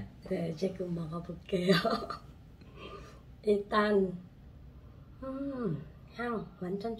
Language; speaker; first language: Korean; non-native, fluent; Khmer